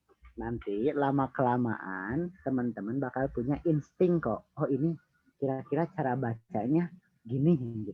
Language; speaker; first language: Indonesian; native; Indonesian